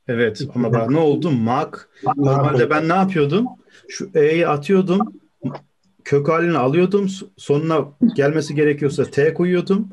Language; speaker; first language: Turkish; native; Turkish